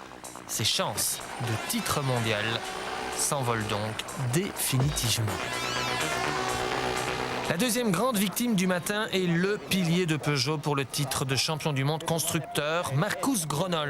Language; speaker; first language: French; native; French